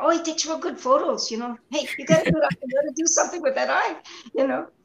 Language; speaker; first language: English; early bilingual, other home language; Spanish